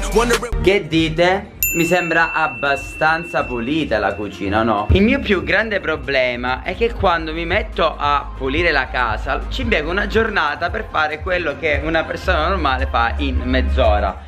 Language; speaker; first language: Italian; native; Italian